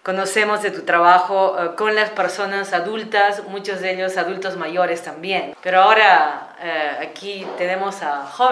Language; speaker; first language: Spanish; native; Spanish